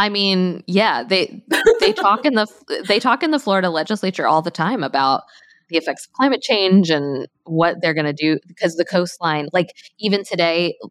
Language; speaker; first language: English; native; English